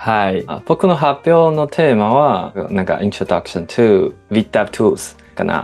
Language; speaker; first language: Japanese; non-native, learner; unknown